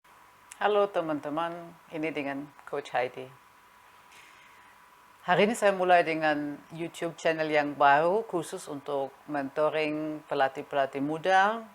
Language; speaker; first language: Indonesian; non-native, fluent; German